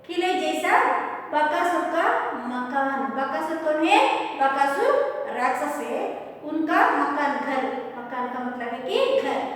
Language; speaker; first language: Hindi; non-native, local second language; Kannada